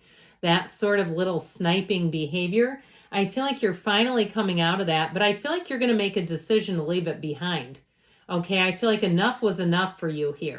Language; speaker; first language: English; native; English